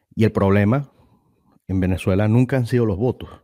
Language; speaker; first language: Spanish; native; Spanish